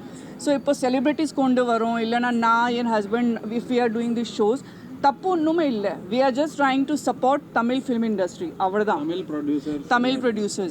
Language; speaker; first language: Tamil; non-native, fluent; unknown